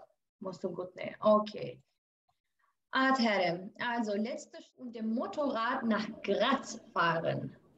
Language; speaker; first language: German; non-native, fluent; Albanian